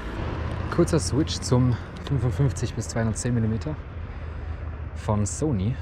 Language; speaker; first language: German; native; German